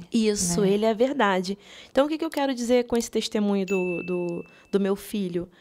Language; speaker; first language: Portuguese; native; Portuguese